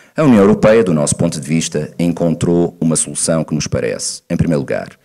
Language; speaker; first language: Portuguese; native; Portuguese